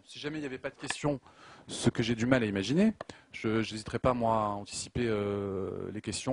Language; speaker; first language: French; native; French